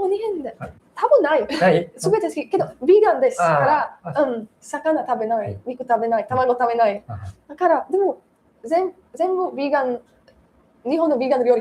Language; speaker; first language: Japanese; non-native, learner; Slovak